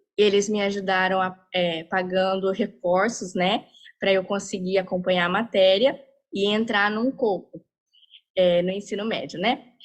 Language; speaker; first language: Portuguese; early bilingual, heritage; Portuguese